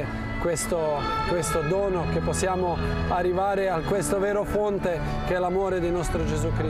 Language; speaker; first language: Italian; non-native, fluent; Croatian